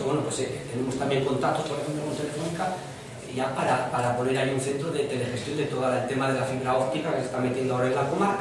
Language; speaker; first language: Spanish; native; Spanish